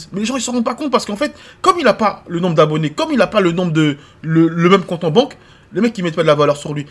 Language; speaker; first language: French; native; French